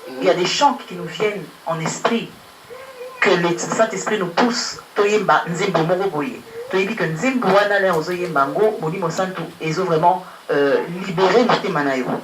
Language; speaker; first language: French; early bilingual, other home language; Lingala